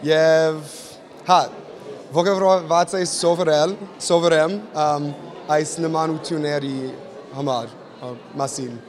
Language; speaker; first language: Armenian; non-native, learner; English